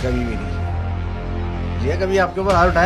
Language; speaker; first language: Urdu; native; Urdu